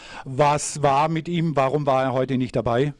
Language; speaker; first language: German; native; German